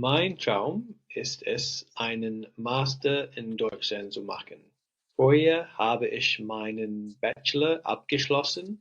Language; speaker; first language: German; non-native, learner; English